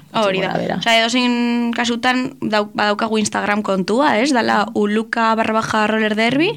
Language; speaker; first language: Basque; non-native, local second language; Spanish